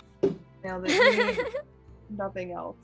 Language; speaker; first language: English; native; English